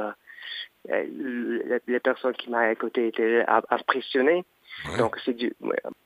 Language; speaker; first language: French; non-native, learner; Russian